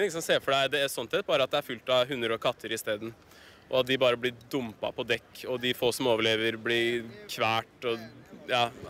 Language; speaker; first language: Norwegian; native; Norwegian